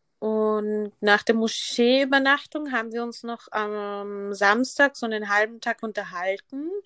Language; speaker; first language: German; early bilingual, other home language; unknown